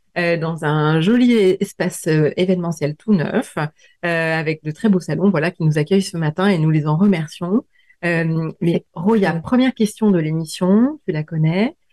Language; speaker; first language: French; native; French